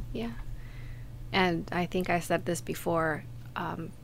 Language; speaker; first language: English; non-native, fluent; Spanish